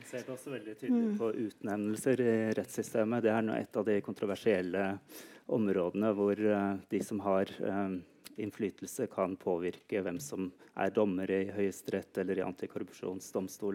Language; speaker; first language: Norwegian; native; Norwegian